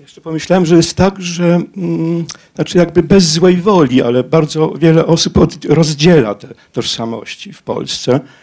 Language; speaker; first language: Polish; native; Polish